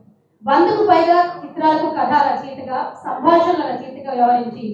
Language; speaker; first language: Telugu; native; Telugu